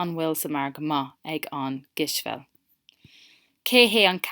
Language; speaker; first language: Irish; non-native, local second language; English